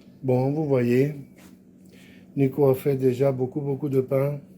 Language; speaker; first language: French; non-native, fluent; Spanish